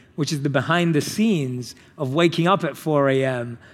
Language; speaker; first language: English; native; English